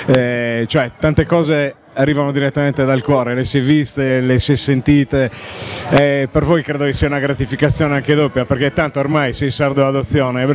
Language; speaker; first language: Italian; native; Italian